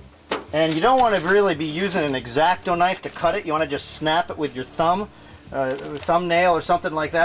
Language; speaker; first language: English; native; English